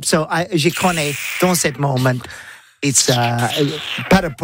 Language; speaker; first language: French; non-native, learner; English